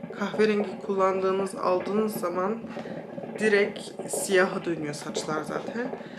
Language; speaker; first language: Turkish; early bilingual, heritage; Turkish